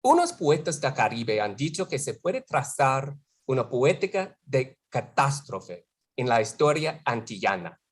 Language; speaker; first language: Spanish; non-native, fluent; English